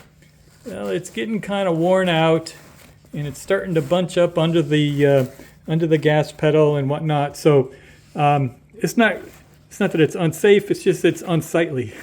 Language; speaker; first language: English; native; English